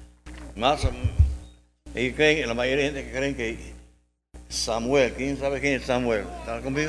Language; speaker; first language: Spanish; non-native, learner; English